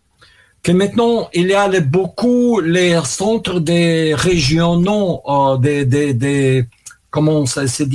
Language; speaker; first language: French; non-native, learner; Russian